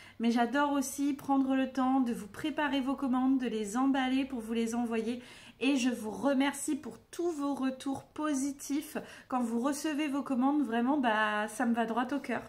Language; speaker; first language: French; native; French